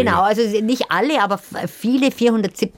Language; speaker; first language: German; native; German